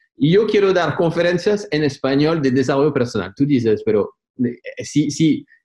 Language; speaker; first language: Spanish; non-native, fluent; French